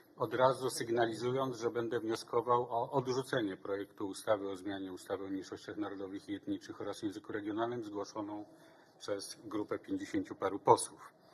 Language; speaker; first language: Polish; native; Polish